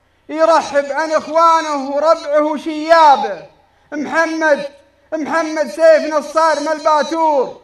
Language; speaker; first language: Arabic; native; Arabic